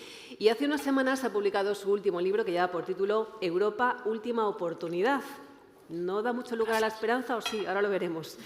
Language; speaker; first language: Spanish; native; Spanish